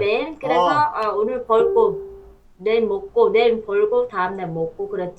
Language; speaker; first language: Korean; non-native, fluent; Vietnamese